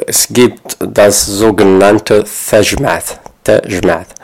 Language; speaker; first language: German; non-native, learner; Kabyle